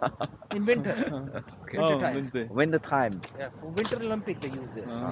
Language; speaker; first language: English; non-native, learner; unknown